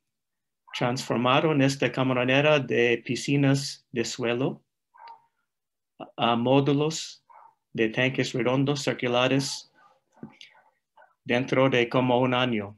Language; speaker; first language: Spanish; non-native, fluent; English